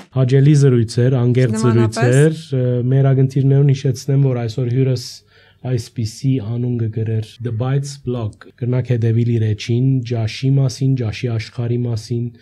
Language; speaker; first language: Armenian; early bilingual, heritage; Armenian